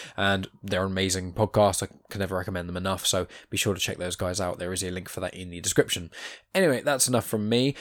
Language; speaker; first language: English; native; English